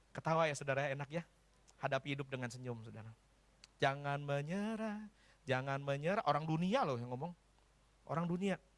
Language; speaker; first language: Indonesian; native; Indonesian